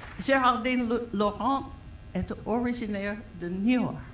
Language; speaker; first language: French; non-native, fluent; English